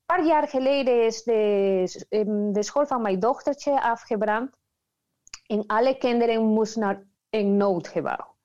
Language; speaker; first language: Dutch; non-native, learner; Spanish